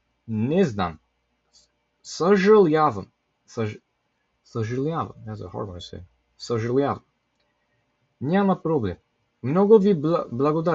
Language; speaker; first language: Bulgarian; non-native, learner; English